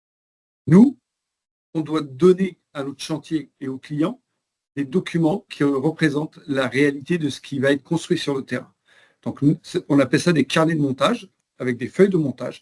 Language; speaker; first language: French; native; French